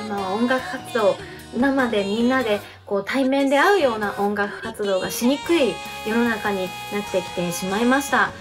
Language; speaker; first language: Japanese; native; Japanese